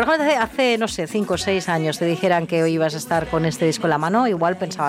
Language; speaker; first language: Spanish; native; Spanish